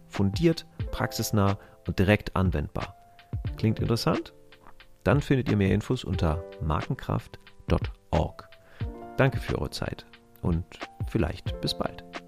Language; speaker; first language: German; native; German